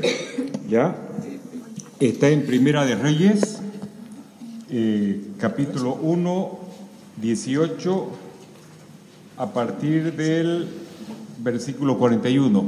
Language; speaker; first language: Spanish; native; Spanish